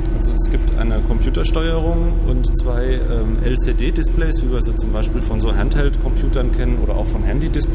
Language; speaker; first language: German; native; German